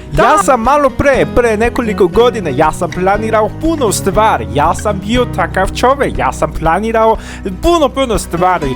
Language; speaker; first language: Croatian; non-native, fluent; Korean